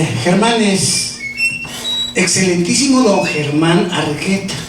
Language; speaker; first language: Spanish; native; Spanish